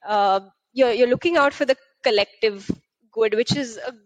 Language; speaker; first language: English; non-native, local second language; Hindi